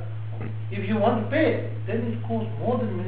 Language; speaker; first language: Russian; non-native, learner; Tibetan